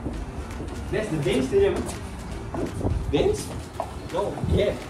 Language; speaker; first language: English; non-native, learner; Indonesian